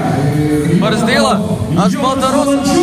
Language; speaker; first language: Lithuanian; non-native, learner; Belarusian